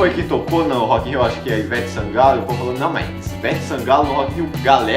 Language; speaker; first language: Portuguese; native; Portuguese